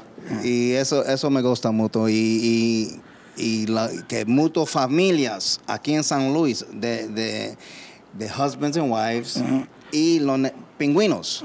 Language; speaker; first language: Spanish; early bilingual, heritage; English